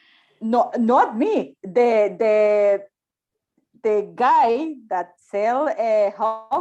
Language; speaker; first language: English; non-native, learner; Spanish